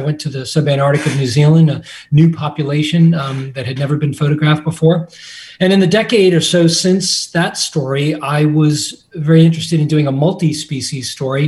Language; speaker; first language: English; native; English